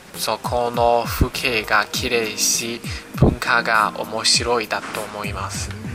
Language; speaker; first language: Japanese; non-native, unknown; Chinese